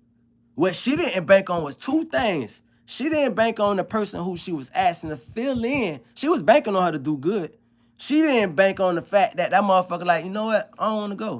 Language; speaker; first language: English; native; English